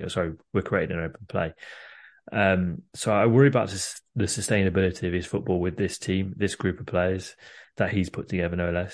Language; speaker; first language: English; native; English